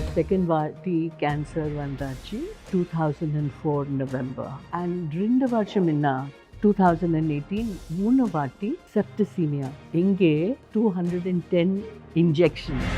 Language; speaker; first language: Tamil; non-native, learner; Hindi